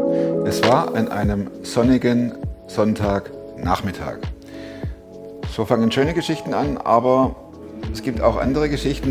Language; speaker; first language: German; native; German